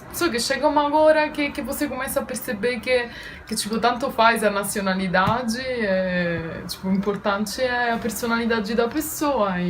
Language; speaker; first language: Portuguese; non-native, fluent; Italian